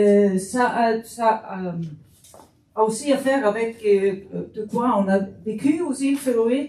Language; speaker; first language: French; non-native, fluent; Faroese